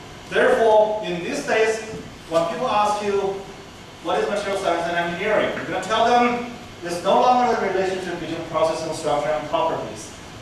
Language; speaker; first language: English; non-native, fluent; Chinese